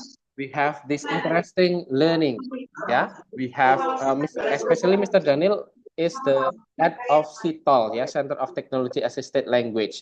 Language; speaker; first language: English; non-native, fluent; Indonesian